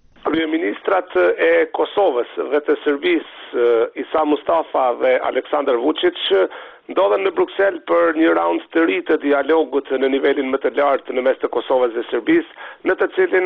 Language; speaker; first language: Albanian; native; Albanian